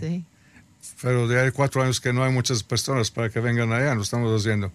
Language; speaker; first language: Spanish; early bilingual, heritage; Spanish